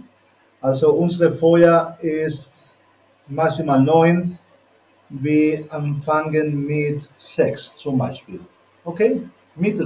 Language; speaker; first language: German; non-native, learner; Spanish